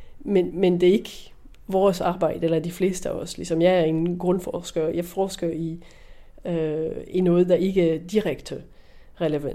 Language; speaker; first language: Danish; non-native, fluent; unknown